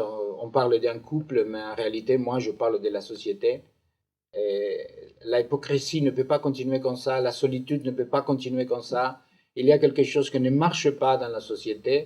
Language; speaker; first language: French; non-native, fluent; Spanish